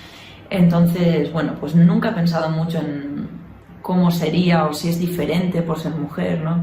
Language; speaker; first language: Spanish; native; Spanish